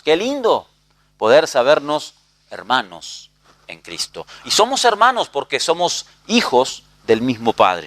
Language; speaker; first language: Spanish; native; Spanish